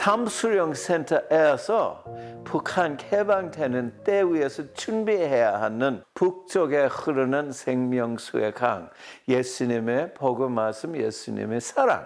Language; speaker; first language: Korean; non-native, fluent; English